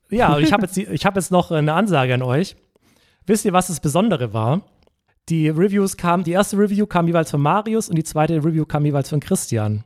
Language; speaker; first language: German; native; German